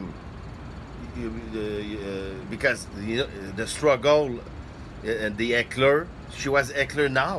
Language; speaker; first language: English; non-native, learner; French